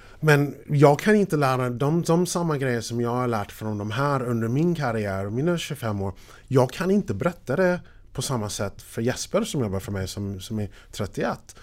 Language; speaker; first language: Swedish; non-native, fluent; English